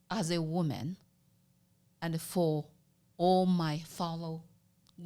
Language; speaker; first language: English; non-native, learner; Chinese